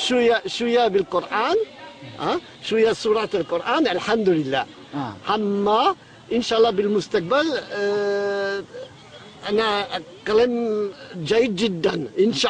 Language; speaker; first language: Arabic; non-native, learner; French